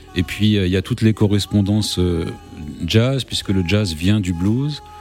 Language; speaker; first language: French; native; French